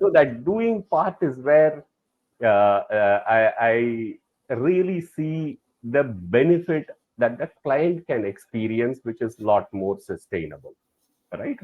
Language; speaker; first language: English; non-native, local second language; Tamil